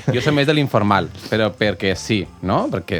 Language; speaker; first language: Catalan; native; Catalan